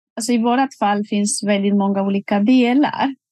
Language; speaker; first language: Swedish; non-native, fluent; Spanish